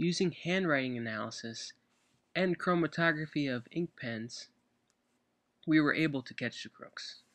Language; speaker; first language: English; native; English